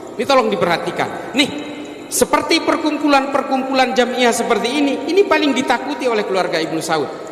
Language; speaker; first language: Indonesian; non-native, local second language; Madurese